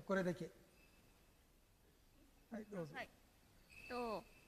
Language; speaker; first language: Japanese; non-native, fluent; Turkish